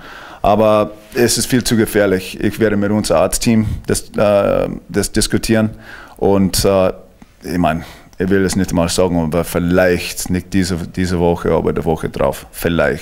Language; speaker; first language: German; non-native, fluent; English